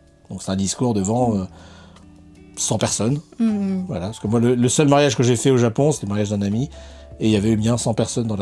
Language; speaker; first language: French; native; French